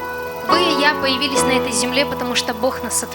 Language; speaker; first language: Russian; native; Russian